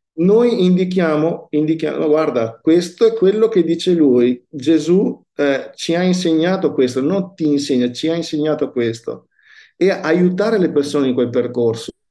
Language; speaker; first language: Italian; native; Italian